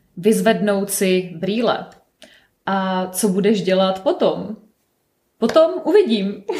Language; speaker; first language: Czech; native; Czech